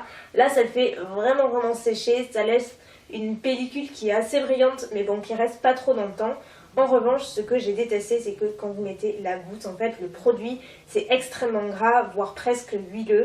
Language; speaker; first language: French; native; French